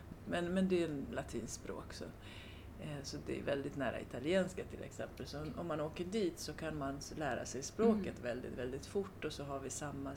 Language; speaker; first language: Swedish; non-native, fluent; Romanian